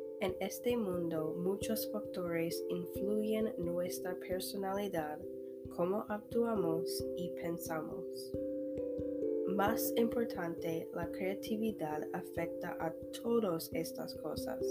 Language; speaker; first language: Spanish; non-native, learner; English